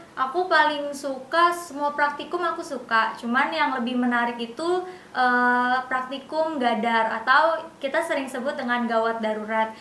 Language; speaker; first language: Indonesian; native; Indonesian